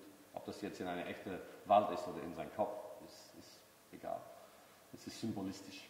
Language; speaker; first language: German; non-native, fluent; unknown